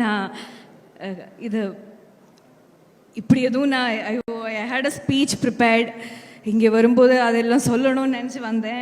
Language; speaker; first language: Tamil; non-native, learner; Malayalam